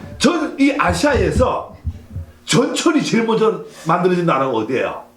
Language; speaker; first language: Korean; native; Korean